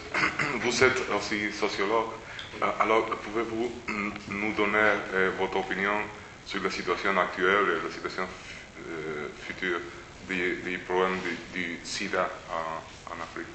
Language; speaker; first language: French; non-native, learner; Spanish